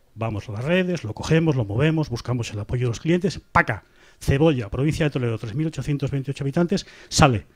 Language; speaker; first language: Spanish; native; Spanish